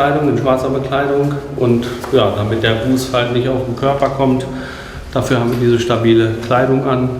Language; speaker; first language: German; native; German